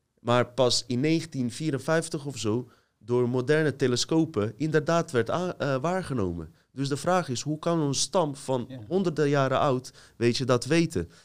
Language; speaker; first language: Dutch; native; Dutch